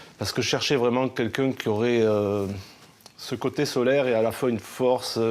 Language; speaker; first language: French; native; French